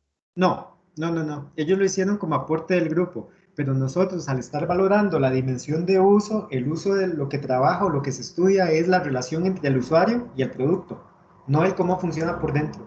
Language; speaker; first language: Spanish; native; Spanish